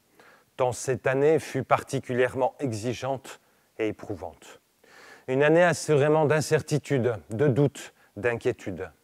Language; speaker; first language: French; native; French